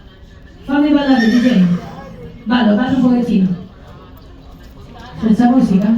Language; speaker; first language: Italian; non-native, fluent; Spanish